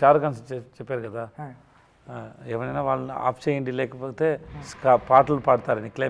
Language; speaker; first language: Telugu; non-native, learner; Tamil